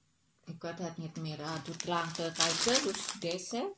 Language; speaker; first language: Dutch; non-native, learner; Indonesian